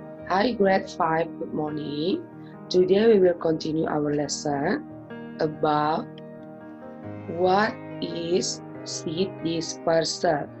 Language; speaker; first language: English; non-native, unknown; Indonesian